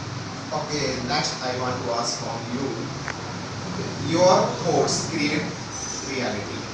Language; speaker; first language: English; non-native, local second language; Hindi